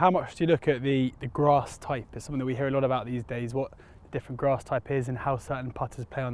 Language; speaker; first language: English; native; English